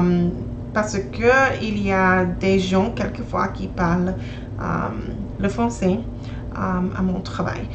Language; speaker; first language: French; non-native, learner; English